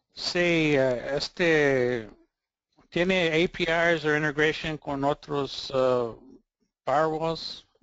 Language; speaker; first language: Spanish; non-native, fluent; English